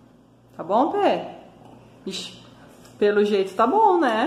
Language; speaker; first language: Portuguese; native; Portuguese